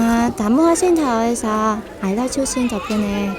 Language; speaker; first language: Korean; non-native, learner; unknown